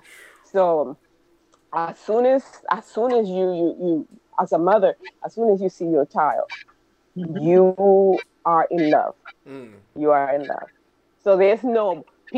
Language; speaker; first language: English; early bilingual, other home language; Spanish